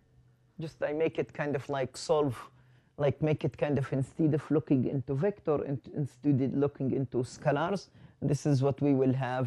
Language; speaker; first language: English; non-native, fluent; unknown